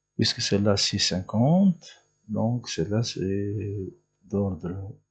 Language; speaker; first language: French; non-native, local second language; Arabic